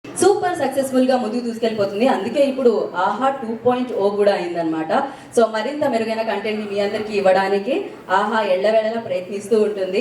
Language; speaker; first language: Telugu; native; Telugu